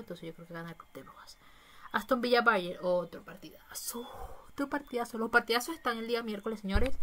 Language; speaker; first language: Spanish; native; Spanish